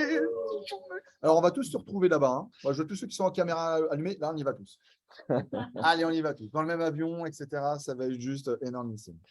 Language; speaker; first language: French; native; French